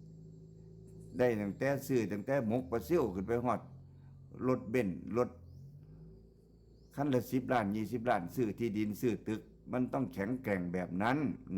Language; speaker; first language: Thai; non-native, local second language; Lao